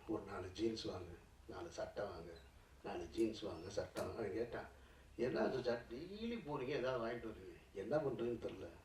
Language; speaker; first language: Tamil; native; Tamil